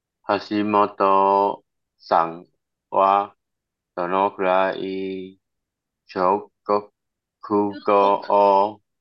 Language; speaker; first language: Japanese; non-native, learner; Chinese